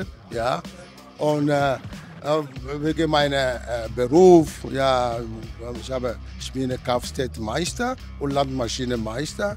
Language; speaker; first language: German; non-native, fluent; Ewe